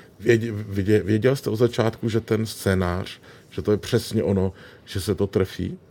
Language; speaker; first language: Czech; native; Czech